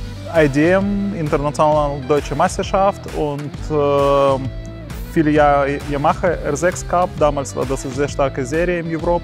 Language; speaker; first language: German; non-native, learner; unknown